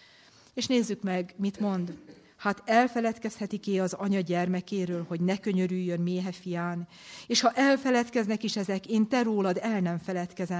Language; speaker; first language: Hungarian; native; Hungarian